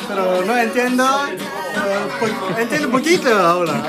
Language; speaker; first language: Spanish; non-native, learner; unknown